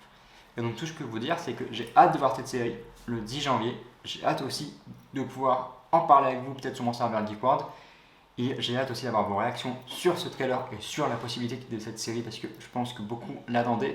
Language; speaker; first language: French; native; French